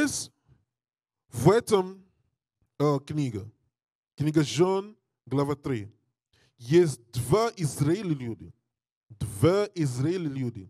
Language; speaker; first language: Russian; non-native, learner; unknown